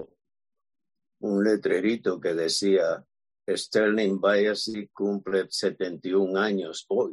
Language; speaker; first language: Spanish; native; Spanish